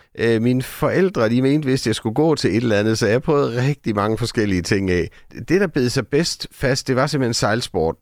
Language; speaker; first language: Danish; native; Danish